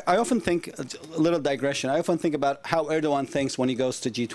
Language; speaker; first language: English; non-native, fluent; Turkish